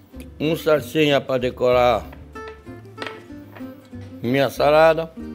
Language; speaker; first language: Portuguese; non-native, fluent; French